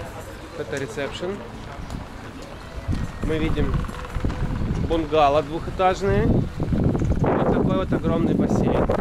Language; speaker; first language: Russian; native; Russian